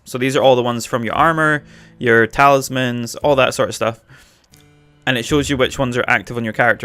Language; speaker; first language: English; native; English